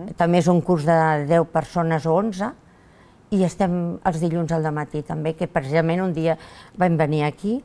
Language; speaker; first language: Catalan; non-native, local second language; Spanish